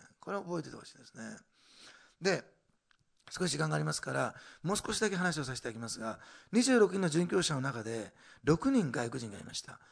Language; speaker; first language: Japanese; native; Japanese